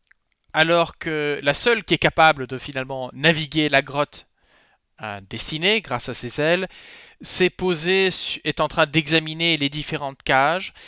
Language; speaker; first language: French; native; French